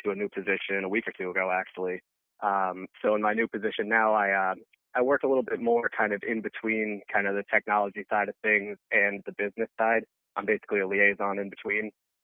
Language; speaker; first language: English; native; English